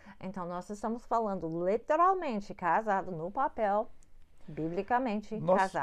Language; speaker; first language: Portuguese; non-native, learner; English